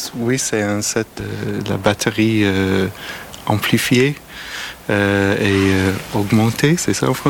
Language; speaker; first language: French; non-native, learner; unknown